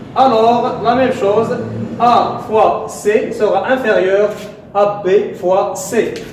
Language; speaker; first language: French; non-native, local second language; Arabic